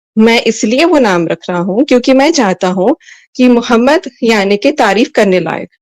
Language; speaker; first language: Urdu; native; Urdu